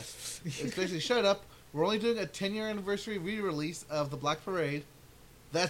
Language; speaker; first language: English; native; English